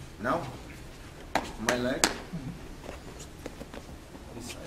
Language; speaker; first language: English; non-native, learner; German